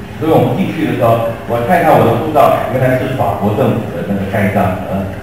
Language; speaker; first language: Chinese; non-native, local second language; Hakka Chinese